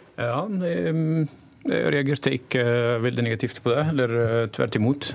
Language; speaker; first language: Norwegian; non-native, learner; Arabic